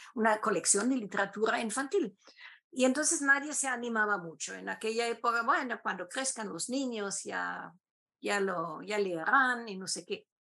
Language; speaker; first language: Spanish; non-native, fluent; German